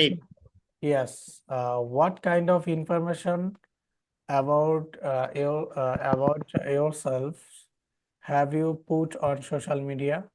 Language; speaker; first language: English; non-native, learner; Bangla